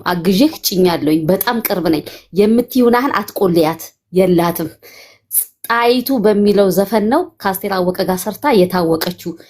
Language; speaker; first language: Amharic; native; Amharic